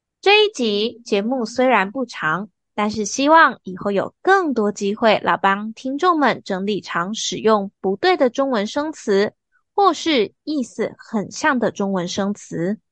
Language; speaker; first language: Chinese; native; Chinese